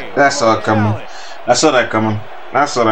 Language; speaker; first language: English; native; English